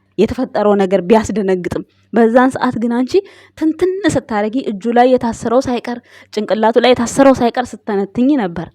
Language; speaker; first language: Amharic; native; Amharic